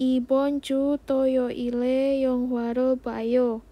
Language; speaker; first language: Korean; non-native, fluent; Indonesian